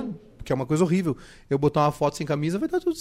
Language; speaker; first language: Portuguese; native; Portuguese